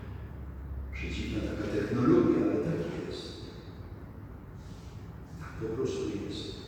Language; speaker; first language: Polish; native; Polish